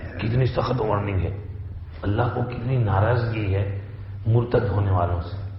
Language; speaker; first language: Urdu; non-native, local second language; Gujarati